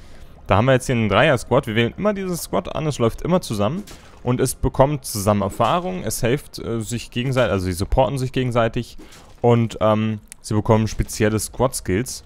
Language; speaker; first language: German; native; German